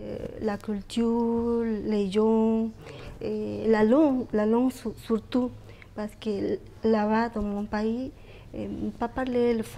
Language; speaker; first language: French; non-native, learner; Spanish